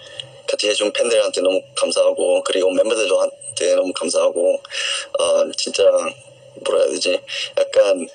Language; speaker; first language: Korean; non-native, fluent; English